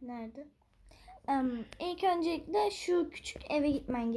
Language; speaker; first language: Turkish; native; Turkish